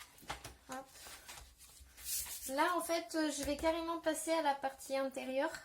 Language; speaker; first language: French; native; French